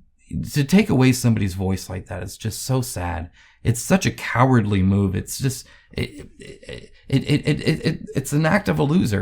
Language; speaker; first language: English; native; English